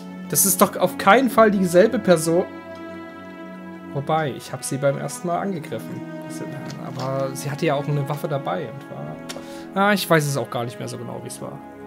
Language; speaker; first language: German; native; German